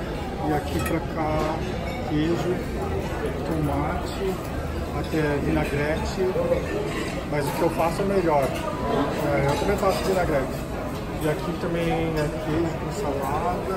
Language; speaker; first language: Portuguese; non-native, fluent; Japanese